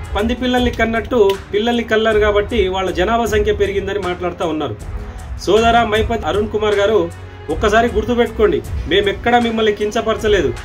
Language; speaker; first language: Telugu; non-native, local second language; Lambadi